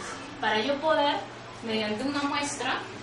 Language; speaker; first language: Spanish; native; Spanish